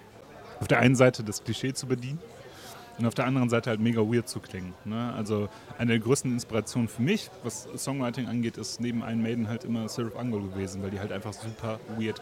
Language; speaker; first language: German; native; German